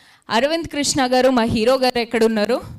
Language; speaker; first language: Telugu; native; Telugu